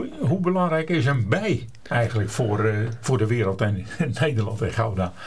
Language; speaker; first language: Dutch; native; Dutch